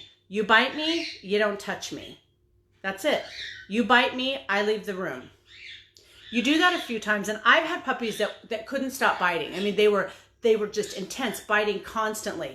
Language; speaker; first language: English; native; English